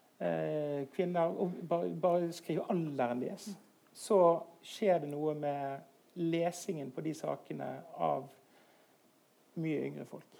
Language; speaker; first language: Norwegian; native; Norwegian